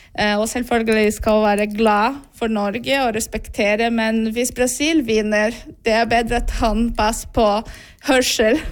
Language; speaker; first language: Norwegian; non-native, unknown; Portuguese